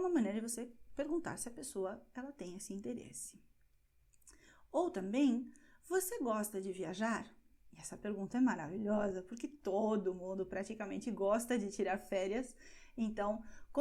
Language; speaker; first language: Portuguese; non-native, fluent; Spanish